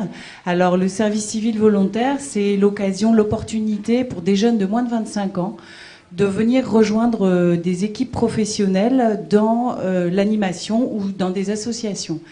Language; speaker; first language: French; native; French